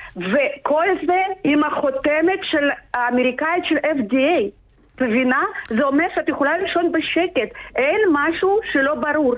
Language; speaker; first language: Hebrew; non-native, fluent; Russian